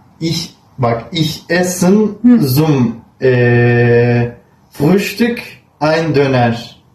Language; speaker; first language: German; non-native, learner; Turkish